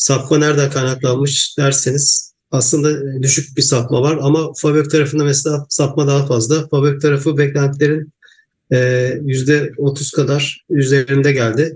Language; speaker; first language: Turkish; native; Turkish